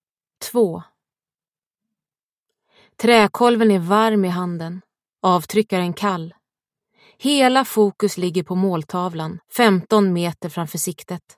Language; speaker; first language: Swedish; native; Swedish